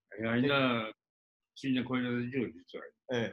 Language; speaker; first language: Portuguese; non-native, fluent; Japanese